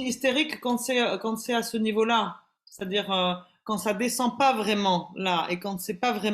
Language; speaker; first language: French; native; French